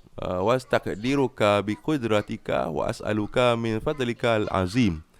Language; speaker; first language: Malay; native; Malay